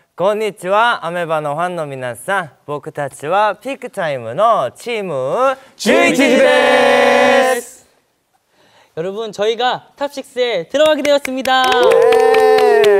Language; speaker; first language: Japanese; non-native, learner; Korean